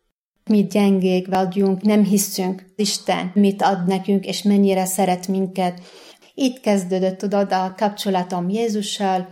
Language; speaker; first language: Hungarian; non-native, learner; Arabic